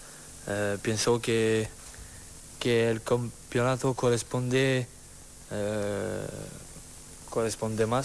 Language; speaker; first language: Spanish; non-native, learner; French